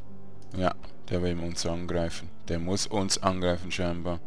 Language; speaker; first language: German; native; German